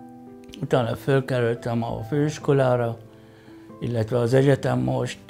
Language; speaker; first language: Hungarian; non-native, fluent; Arabic